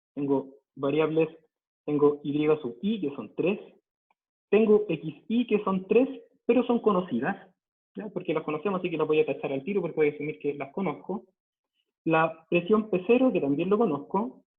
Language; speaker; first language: Spanish; native; Spanish